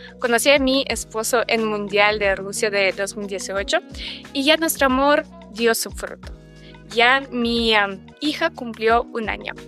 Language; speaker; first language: Spanish; non-native, fluent; Russian